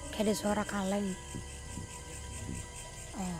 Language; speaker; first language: Indonesian; native; Indonesian